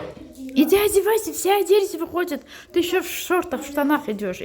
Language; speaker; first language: Russian; non-native, local second language; Azerbaijani